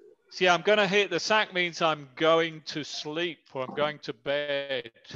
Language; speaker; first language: English; native; English